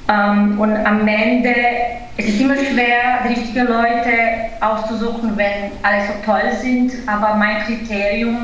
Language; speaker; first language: German; non-native, fluent; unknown